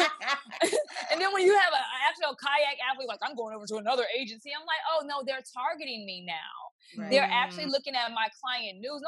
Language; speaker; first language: English; native; English